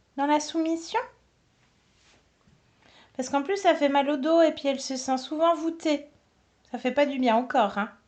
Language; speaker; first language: French; native; French